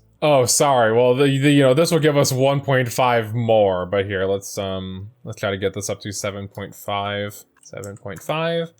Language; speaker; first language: English; native; English